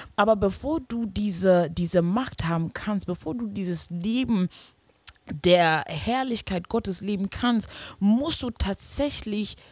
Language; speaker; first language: German; non-native, fluent; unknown